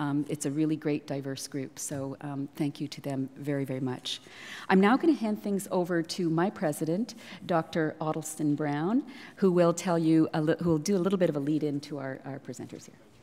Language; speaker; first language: English; native; English